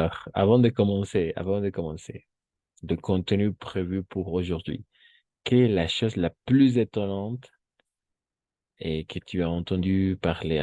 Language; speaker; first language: French; non-native, fluent; Spanish